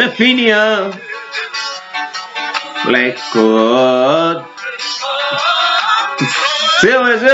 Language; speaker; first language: French; non-native, local second language; Haitian Creole